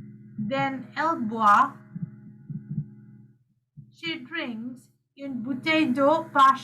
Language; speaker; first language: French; non-native, learner; Sinhala